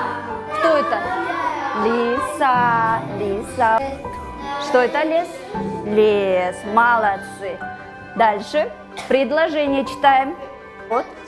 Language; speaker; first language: Russian; non-native, local second language; Kyrgyz